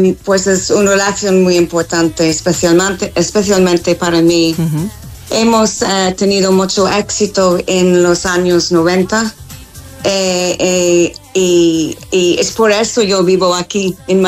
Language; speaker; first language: Spanish; non-native, fluent; English